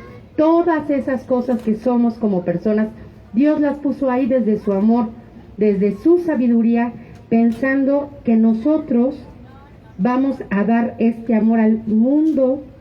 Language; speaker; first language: Spanish; native; Spanish